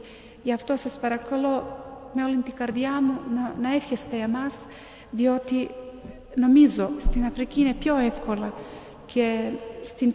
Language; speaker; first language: Greek; non-native, fluent; Serbian